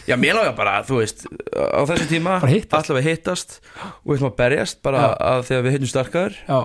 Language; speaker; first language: Icelandic; native; Icelandic